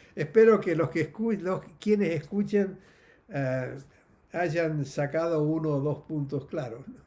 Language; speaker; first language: Spanish; native; Spanish